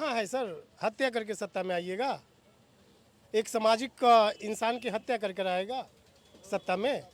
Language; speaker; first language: Hindi; native; Hindi